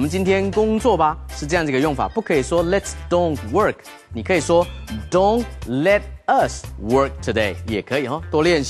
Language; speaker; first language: Chinese; native; Chinese